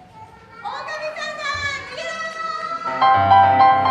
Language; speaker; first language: Japanese; native; Japanese